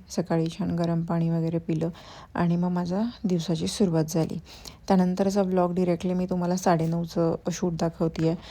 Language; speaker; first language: Marathi; native; Marathi